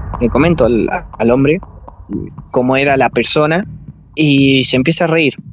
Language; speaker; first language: Spanish; native; Spanish